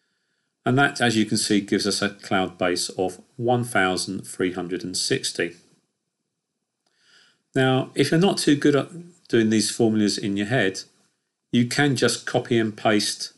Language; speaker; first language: English; native; English